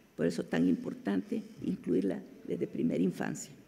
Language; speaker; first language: Spanish; native; Spanish